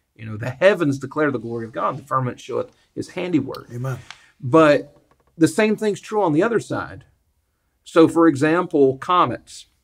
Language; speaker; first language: English; native; English